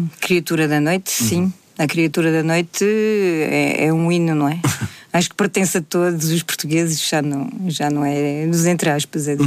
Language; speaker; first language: Portuguese; early bilingual, heritage; Portuguese